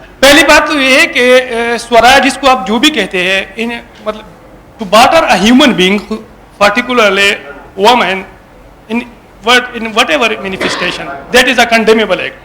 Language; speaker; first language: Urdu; non-native, local second language; Pashto